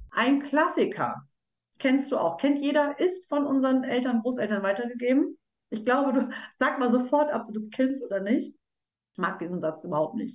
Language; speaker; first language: German; native; German